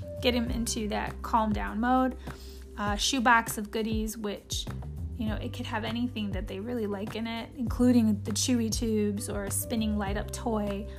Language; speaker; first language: English; native; English